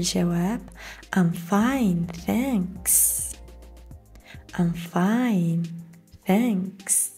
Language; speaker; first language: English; non-native, fluent; Arabic